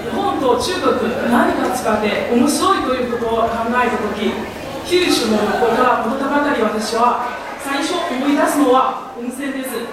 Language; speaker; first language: Japanese; non-native, fluent; Chinese